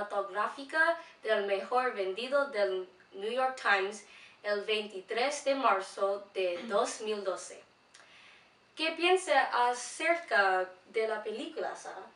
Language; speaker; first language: Spanish; non-native, learner; English